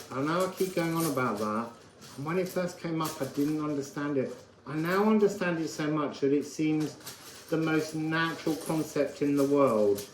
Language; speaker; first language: English; native; English